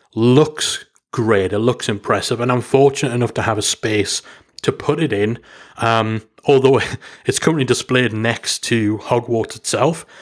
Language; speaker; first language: English; native; English